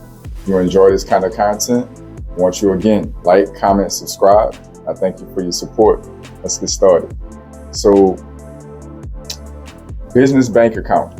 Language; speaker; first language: English; native; English